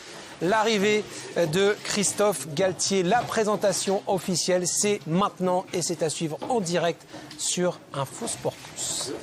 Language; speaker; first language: French; native; French